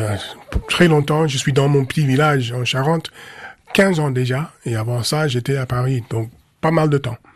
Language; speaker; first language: French; non-native, fluent; English